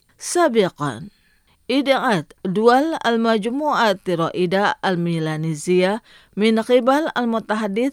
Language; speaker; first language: Arabic; non-native, fluent; Indonesian